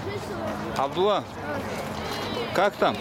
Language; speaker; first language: Russian; non-native, local second language; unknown